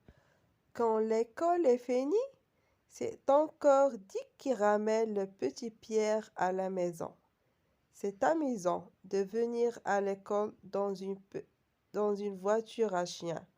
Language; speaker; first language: French; non-native, local second language; Arabic